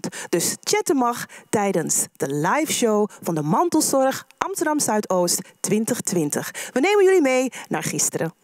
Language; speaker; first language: Dutch; native; Dutch